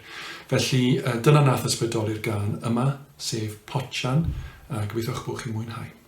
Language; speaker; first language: Welsh; non-native, local second language; English